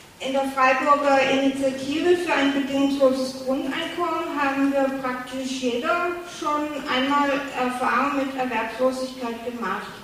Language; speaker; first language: German; native; German